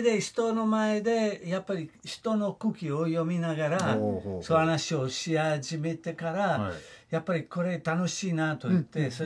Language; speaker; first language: Japanese; non-native, fluent; Italian